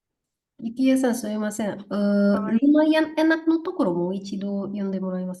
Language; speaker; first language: Japanese; non-native, fluent; Indonesian